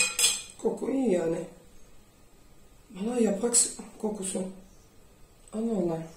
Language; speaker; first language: Turkish; non-native, fluent; Dutch